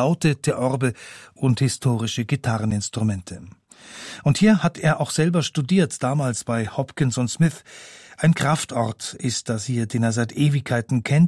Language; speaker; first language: German; native; German